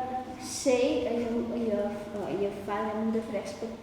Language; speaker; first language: Dutch; early bilingual, other home language; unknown